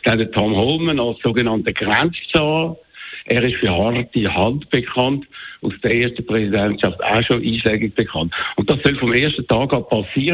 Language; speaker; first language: German; native; German